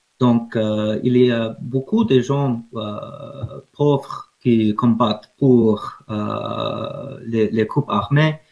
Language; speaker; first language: French; non-native, fluent; English